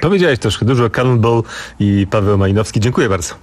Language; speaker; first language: Polish; native; Polish